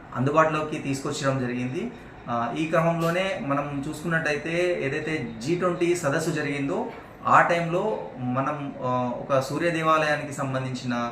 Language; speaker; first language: Telugu; native; Telugu